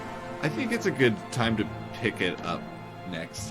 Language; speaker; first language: English; native; English